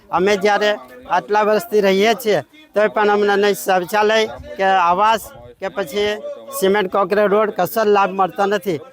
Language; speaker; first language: Gujarati; native; Gujarati